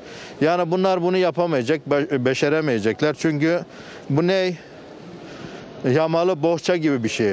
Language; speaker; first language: Turkish; native; Turkish